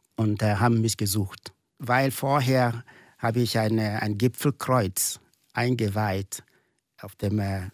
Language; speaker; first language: German; non-native, fluent; Igbo